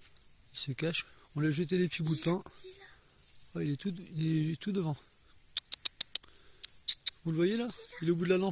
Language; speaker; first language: French; native; French